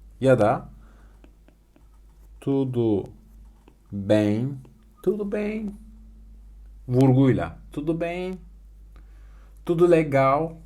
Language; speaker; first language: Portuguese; non-native, fluent; Turkish